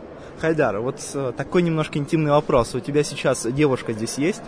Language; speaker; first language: Russian; native; Russian